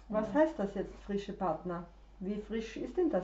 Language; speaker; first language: German; native; German